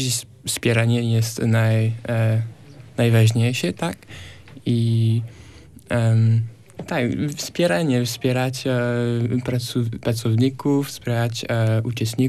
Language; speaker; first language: Polish; non-native, learner; French